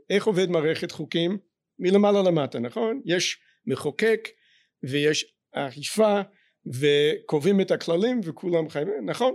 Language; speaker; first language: Hebrew; non-native, fluent; English